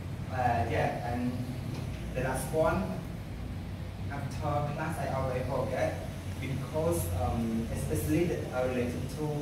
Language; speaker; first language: English; non-native, learner; Khmer